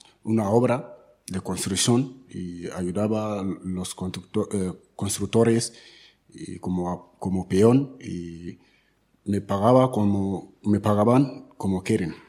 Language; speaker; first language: Spanish; non-native, learner; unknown